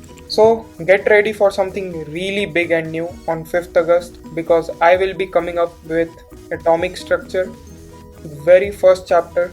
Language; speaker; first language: English; non-native, local second language; Hindi